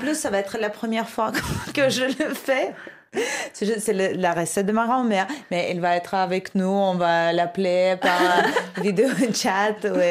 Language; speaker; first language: French; non-native, fluent; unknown